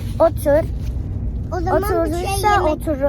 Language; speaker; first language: Turkish; early bilingual, heritage; Turkish